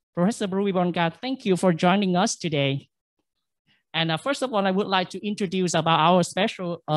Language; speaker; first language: English; non-native, fluent; Vietnamese